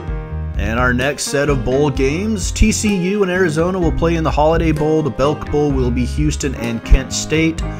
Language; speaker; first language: English; native; English